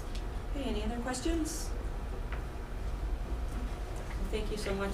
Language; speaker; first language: English; native; English